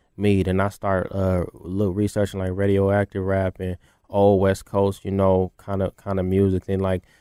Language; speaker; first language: English; native; English